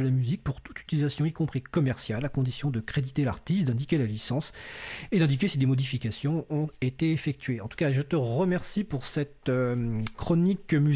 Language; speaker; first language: French; native; French